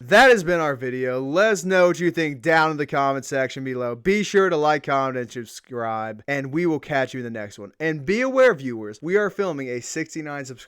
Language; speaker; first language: English; native; English